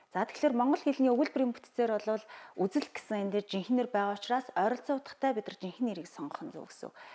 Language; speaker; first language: Mongolian; native; Mongolian